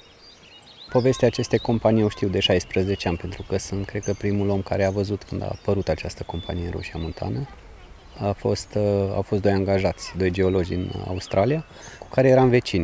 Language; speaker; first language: Romanian; native; Romanian